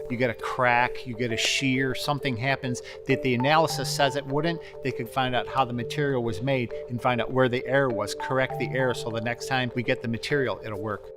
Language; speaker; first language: English; native; English